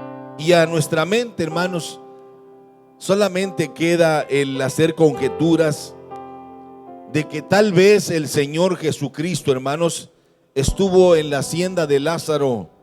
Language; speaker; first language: Spanish; native; Spanish